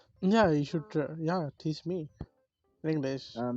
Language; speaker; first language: English; non-native, learner; Bangla